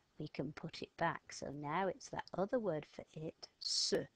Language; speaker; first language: English; native; English